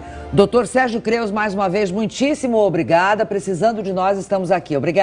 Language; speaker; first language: Portuguese; native; Portuguese